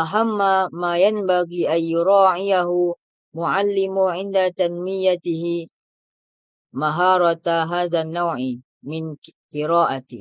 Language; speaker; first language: Arabic; non-native, learner; Indonesian